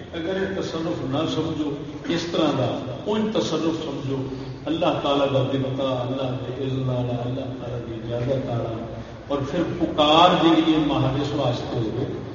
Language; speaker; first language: Urdu; non-native, local second language; Punjabi